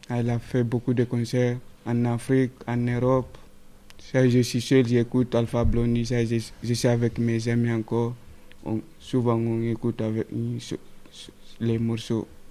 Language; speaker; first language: French; non-native, learner; Fula